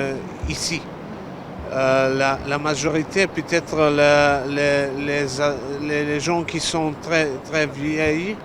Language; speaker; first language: French; non-native, learner; Serbian